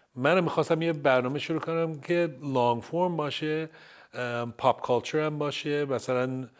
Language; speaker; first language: Persian; early bilingual, heritage; Persian